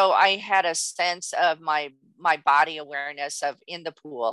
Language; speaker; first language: English; native; English